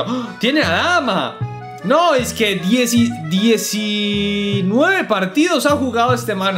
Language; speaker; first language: Spanish; native; Spanish